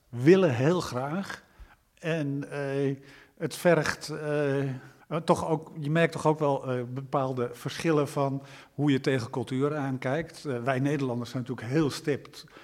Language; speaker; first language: Dutch; native; Dutch